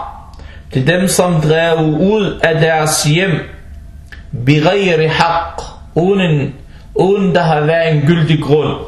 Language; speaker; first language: Danish; non-native, fluent; Arabic